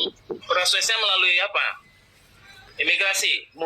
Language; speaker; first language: Indonesian; native; Indonesian